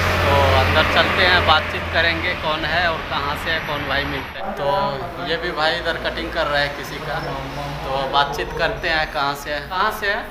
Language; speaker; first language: Hindi; native; Hindi